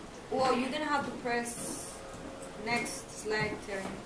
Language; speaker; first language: English; non-native, learner; Spanish